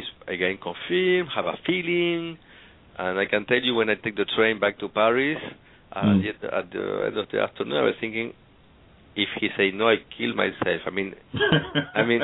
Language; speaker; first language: English; non-native, fluent; Spanish